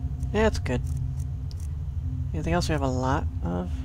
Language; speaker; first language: English; native; English